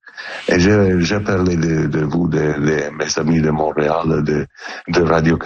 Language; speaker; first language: French; non-native, learner; Italian